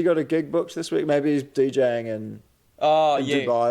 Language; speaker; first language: English; native; English